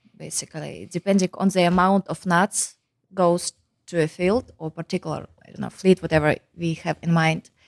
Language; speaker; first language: English; non-native, fluent; Kazakh